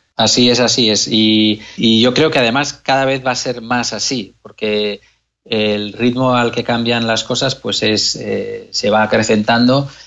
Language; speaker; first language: Spanish; non-native, local second language; Catalan